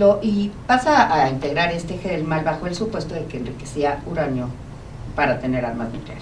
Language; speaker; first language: Spanish; native; Spanish